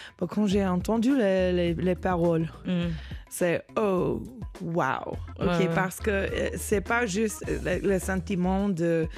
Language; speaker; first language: French; non-native, learner; English